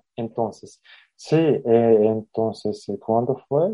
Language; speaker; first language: Spanish; non-native, fluent; Japanese